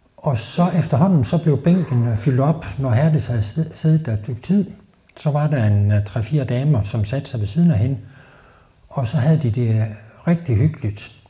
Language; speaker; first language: Danish; native; Danish